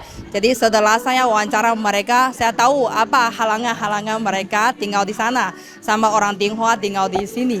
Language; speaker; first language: Indonesian; non-native, fluent; Chinese